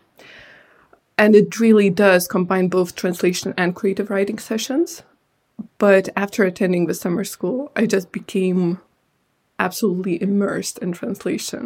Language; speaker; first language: English; non-native, fluent; Lithuanian